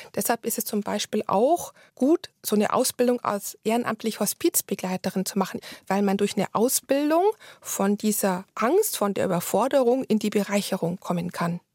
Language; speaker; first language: German; native; German